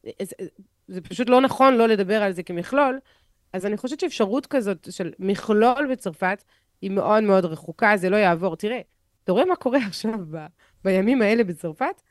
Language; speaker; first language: Hebrew; non-native, fluent; French